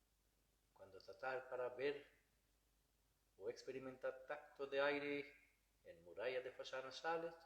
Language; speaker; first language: Spanish; non-native, learner; Bangla